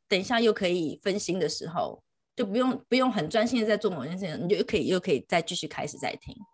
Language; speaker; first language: Chinese; native; Chinese